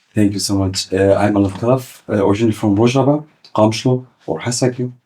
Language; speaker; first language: English; early bilingual, other home language; Kurdish